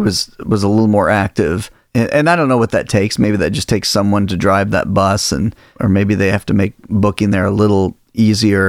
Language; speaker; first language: English; native; English